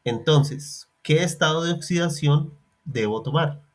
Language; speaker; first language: Spanish; native; Spanish